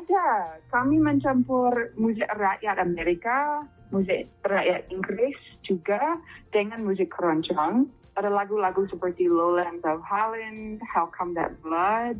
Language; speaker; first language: Indonesian; non-native, fluent; English